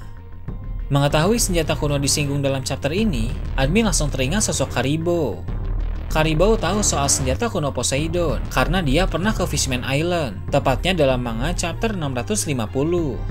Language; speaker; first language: Indonesian; native; Indonesian